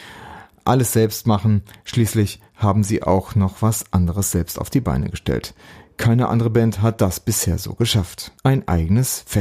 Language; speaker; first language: German; native; German